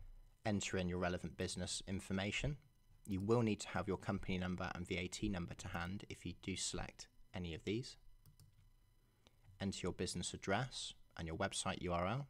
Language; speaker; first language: English; native; English